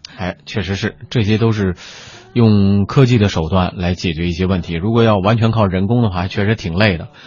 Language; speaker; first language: Chinese; native; Chinese